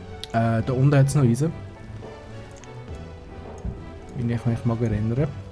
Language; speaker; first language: German; native; German